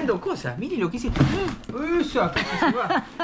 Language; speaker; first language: Spanish; native; Spanish